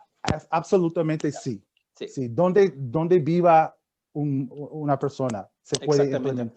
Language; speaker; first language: Spanish; non-native, fluent; English